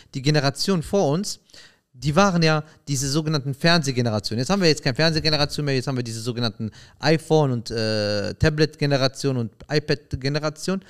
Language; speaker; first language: German; early bilingual, other home language; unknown